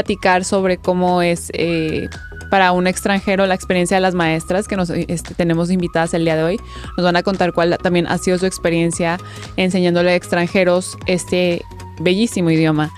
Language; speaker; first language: Spanish; native; Spanish